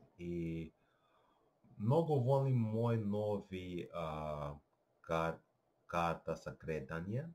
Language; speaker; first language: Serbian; non-native, learner; Russian